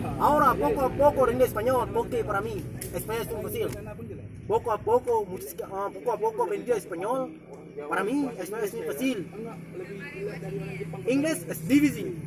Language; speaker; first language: Spanish; non-native, learner; Indonesian